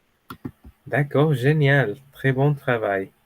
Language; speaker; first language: French; non-native, fluent; Spanish